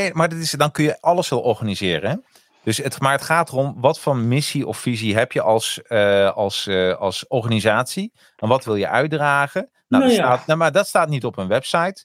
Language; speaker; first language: Dutch; native; Dutch